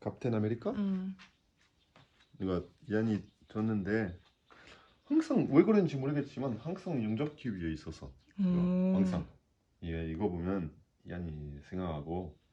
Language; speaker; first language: Korean; non-native, learner; French